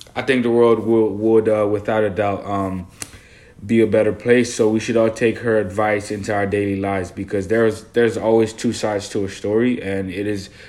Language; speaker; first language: English; early bilingual, other home language; Haitian Creole